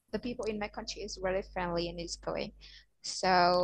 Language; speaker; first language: English; non-native, learner; Vietnamese